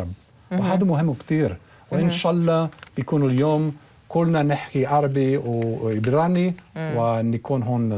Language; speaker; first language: Arabic; non-native, learner; English